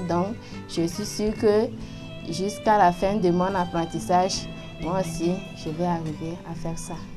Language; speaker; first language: French; non-native, local second language; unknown